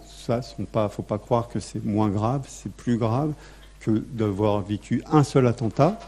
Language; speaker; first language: French; native; French